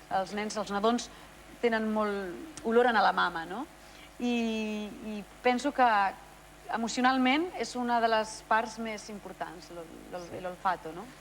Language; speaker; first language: Catalan; native; Catalan